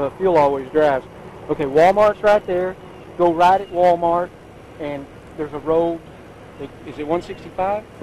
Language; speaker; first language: English; native; English